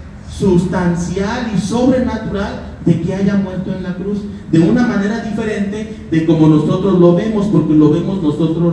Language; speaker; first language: Spanish; native; Spanish